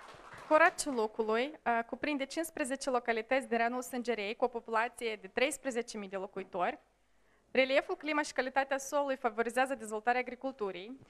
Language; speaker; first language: Romanian; native; Romanian